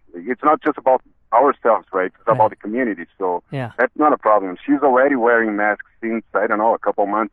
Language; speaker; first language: English; non-native, fluent; Portuguese